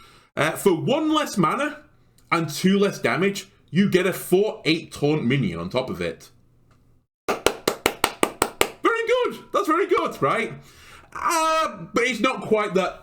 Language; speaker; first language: English; native; English